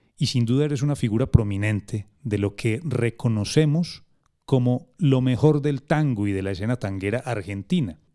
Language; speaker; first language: Spanish; native; Spanish